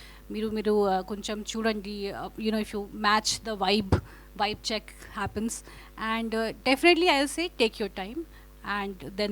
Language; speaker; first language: Telugu; non-native, fluent; Hindi